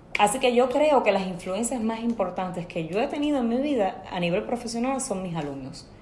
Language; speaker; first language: Spanish; native; Spanish